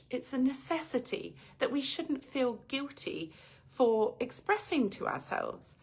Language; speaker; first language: English; native; English